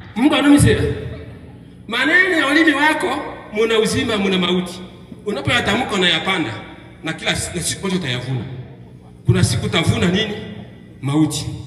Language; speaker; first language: Swahili; non-native, local second language; Bembe